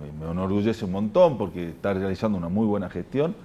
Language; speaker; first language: Spanish; native; Spanish